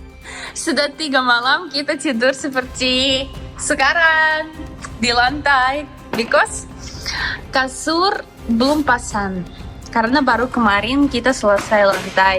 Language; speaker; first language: Indonesian; non-native, learner; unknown